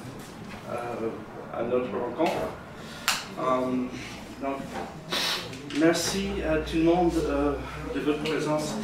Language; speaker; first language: French; native; French